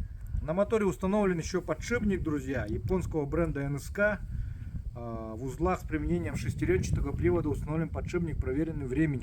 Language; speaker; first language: Russian; native; Russian